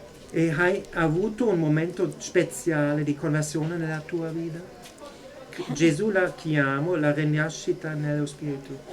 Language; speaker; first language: Italian; non-native, fluent; German